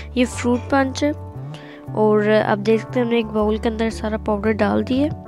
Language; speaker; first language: Urdu; native; Urdu